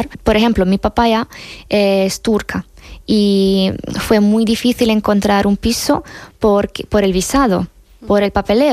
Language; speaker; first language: Spanish; non-native, fluent; Hungarian